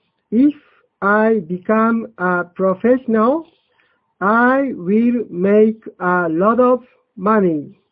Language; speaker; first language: English; non-native, fluent; Japanese